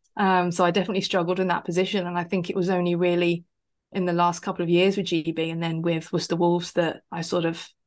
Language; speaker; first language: English; native; English